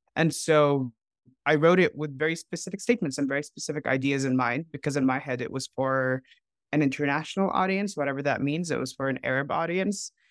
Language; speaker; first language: English; non-native, fluent; Arabic